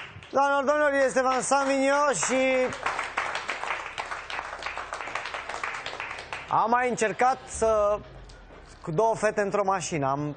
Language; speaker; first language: Romanian; native; Romanian